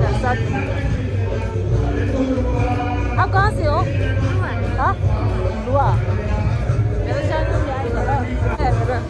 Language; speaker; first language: Hindi; non-native, learner; Tibetan